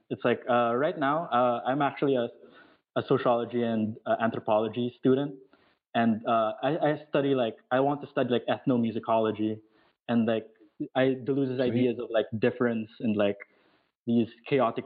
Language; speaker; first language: English; non-native, local second language; Filipino